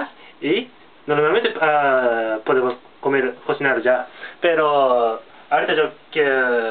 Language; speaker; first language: Spanish; non-native, learner; Japanese